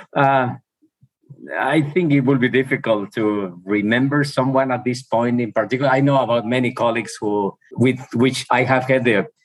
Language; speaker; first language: English; non-native, fluent; Spanish